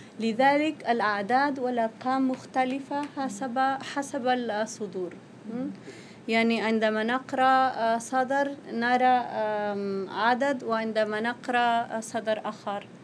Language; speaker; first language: Arabic; non-native, fluent; Spanish